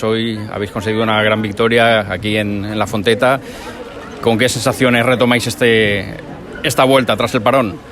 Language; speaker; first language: Spanish; native; Spanish